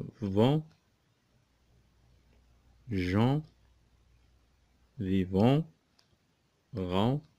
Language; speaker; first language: French; non-native, local second language; Arabic